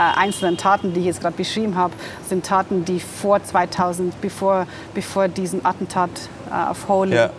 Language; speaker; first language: German; native; German